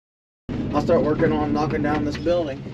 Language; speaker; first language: English; native; English